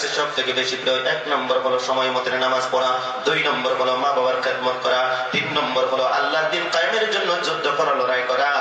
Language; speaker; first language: Bangla; non-native, local second language; Assamese